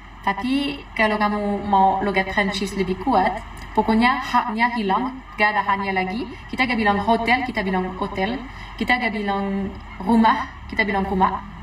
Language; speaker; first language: Indonesian; non-native, fluent; French